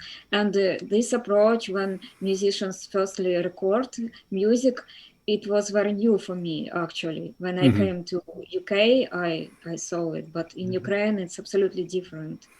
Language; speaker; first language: English; non-native, fluent; Russian